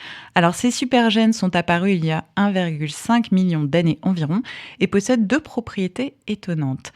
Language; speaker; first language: French; native; French